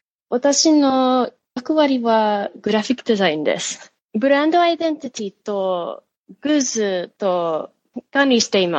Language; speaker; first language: Japanese; non-native, learner; English